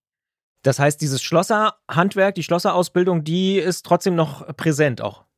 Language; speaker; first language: German; native; German